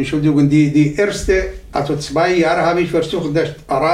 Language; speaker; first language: German; non-native, learner; Arabic